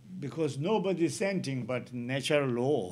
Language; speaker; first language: English; non-native, learner; Tibetan